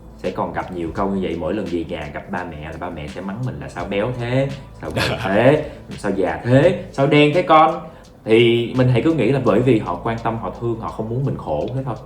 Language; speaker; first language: Vietnamese; non-native, fluent; English